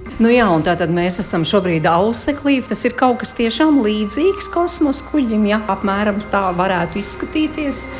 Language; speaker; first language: Latvian; native; Latvian